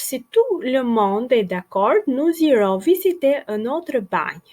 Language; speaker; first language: French; non-native, fluent; Albanian